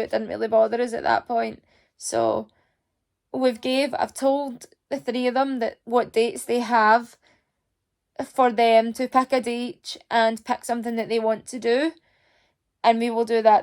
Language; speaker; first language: English; native; English